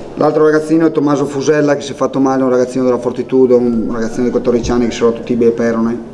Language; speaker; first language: Italian; native; Italian